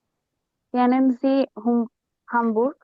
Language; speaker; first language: German; non-native, learner; Bangla